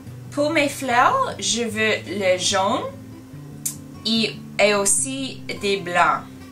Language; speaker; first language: French; non-native, learner; English